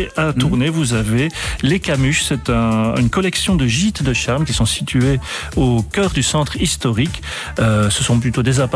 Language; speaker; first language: French; native; French